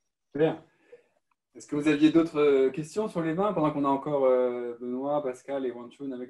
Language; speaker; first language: French; native; French